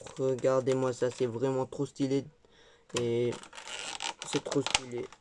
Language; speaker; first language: French; native; French